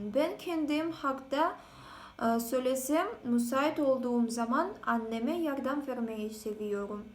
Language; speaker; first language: Turkish; non-native, learner; Kazakh